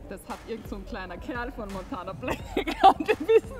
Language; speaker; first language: German; native; German